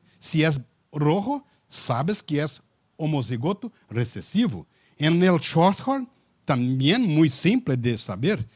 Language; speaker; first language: Spanish; non-native, learner; Portuguese